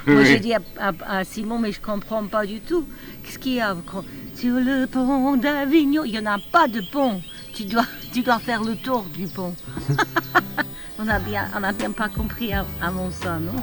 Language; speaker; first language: French; non-native, fluent; English